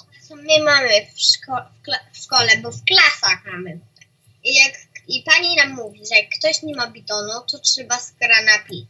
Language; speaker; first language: Polish; early bilingual, heritage; Polish